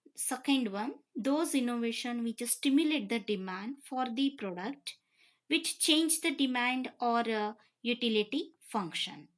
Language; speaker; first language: English; non-native, local second language; Kannada